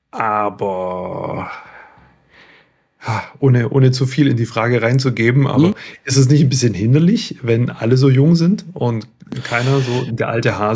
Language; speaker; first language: German; native; German